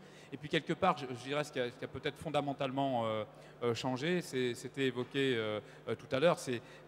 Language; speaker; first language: French; native; French